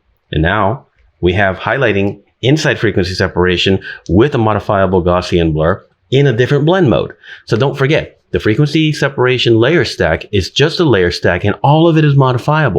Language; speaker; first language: English; native; English